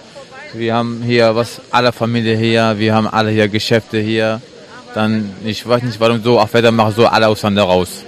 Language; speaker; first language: German; non-native, learner; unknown